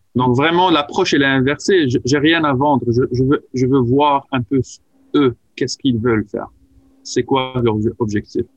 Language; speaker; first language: French; non-native, local second language; Arabic